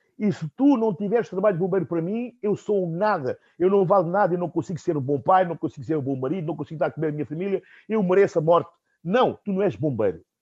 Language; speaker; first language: Portuguese; non-native, local second language; Upper Guinea Crioulo